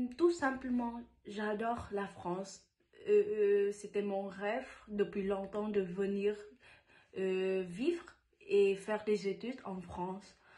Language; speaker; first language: French; non-native, learner; Vietnamese